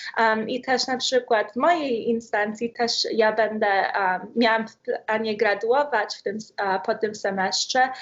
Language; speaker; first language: Polish; early bilingual, heritage; Polish